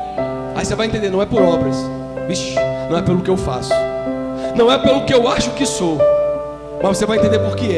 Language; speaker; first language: Portuguese; native; Portuguese